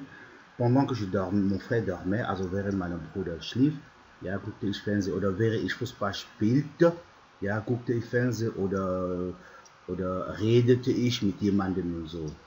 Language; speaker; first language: German; non-native, fluent; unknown